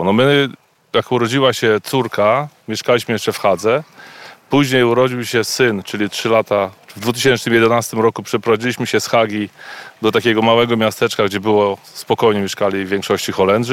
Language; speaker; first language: Polish; native; Polish